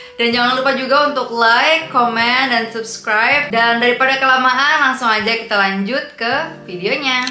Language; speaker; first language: Indonesian; native; Indonesian